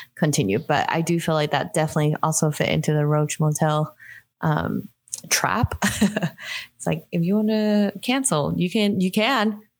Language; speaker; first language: English; non-native, local second language; Cantonese